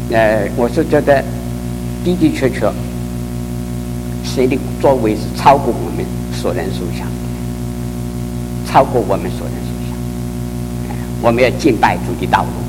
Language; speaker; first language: Chinese; native; Chinese